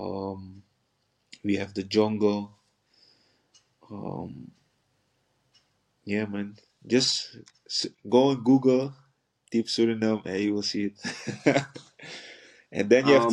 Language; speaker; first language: English; non-native, fluent; Dutch